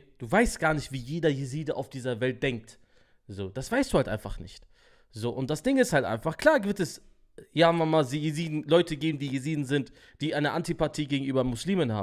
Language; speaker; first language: German; native; German